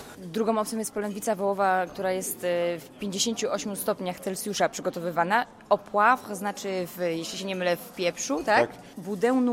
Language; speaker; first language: Polish; native; Polish